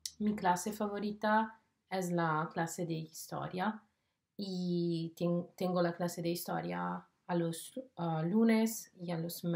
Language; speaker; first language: Spanish; non-native, learner; English